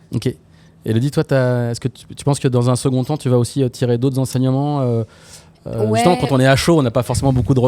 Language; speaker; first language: French; native; French